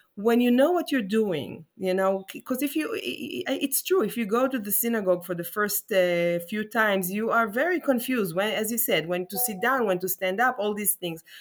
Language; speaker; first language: English; non-native, fluent; Hebrew